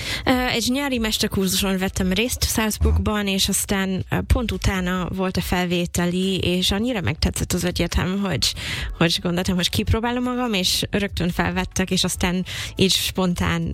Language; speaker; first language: Hungarian; non-native, fluent; English